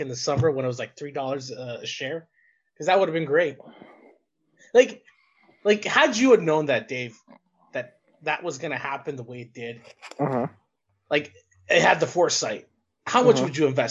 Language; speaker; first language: English; native; English